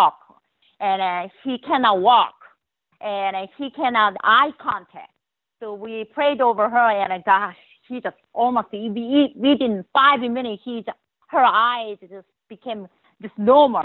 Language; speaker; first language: English; non-native, learner; Korean